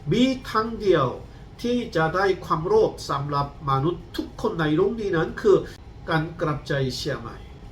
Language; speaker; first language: Thai; non-native, fluent; Korean